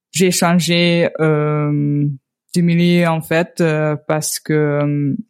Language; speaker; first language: French; non-native, fluent; Hungarian